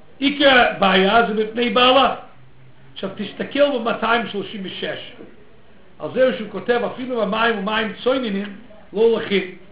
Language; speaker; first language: Hebrew; non-native, fluent; English